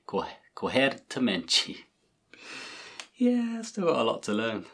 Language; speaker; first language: English; native; English